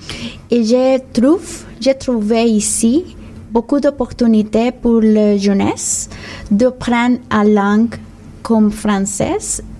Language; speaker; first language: French; non-native, learner; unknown